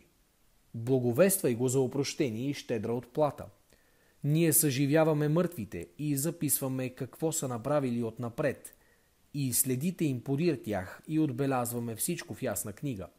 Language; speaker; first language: Bulgarian; native; Bulgarian